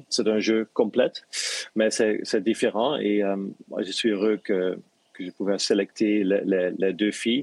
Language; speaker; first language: French; non-native, local second language; Dutch